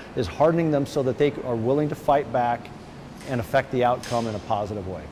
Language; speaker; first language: English; native; English